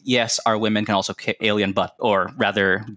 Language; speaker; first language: English; non-native, local second language; Cebuano